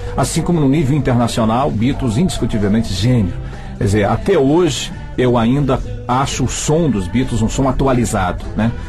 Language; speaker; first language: Portuguese; native; Portuguese